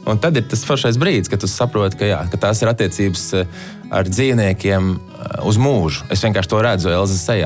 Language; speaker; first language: Latvian; native; Latvian